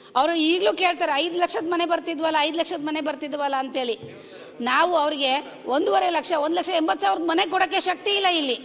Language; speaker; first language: Kannada; native; Kannada